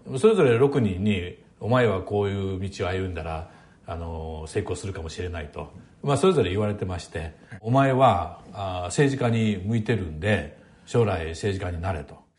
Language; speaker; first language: Japanese; native; Japanese